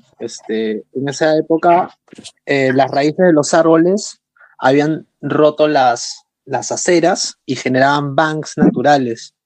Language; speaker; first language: Spanish; native; Spanish